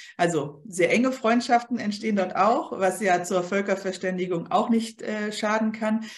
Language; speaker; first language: German; early bilingual, other home language; Polish